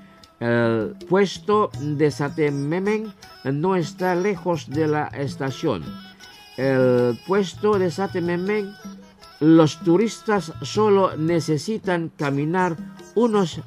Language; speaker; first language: Spanish; non-native, fluent; Indonesian